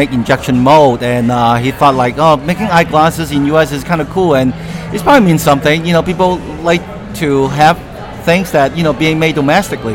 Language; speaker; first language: English; non-native, local second language; Cantonese